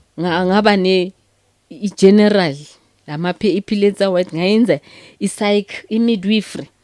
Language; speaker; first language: Zulu; native; Zulu